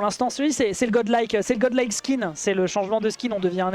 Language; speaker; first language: French; native; French